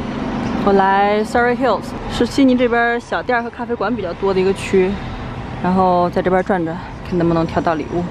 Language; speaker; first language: Chinese; native; Chinese